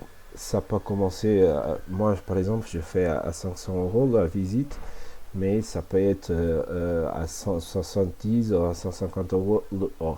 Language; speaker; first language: French; non-native, fluent; Portuguese